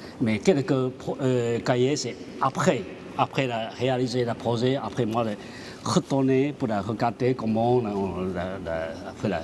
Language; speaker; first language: French; non-native, learner; Chinese